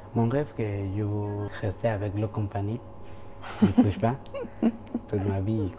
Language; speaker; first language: French; non-native, learner; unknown